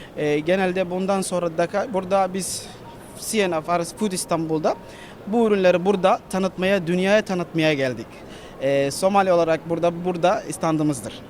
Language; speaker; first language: Turkish; non-native, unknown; Somali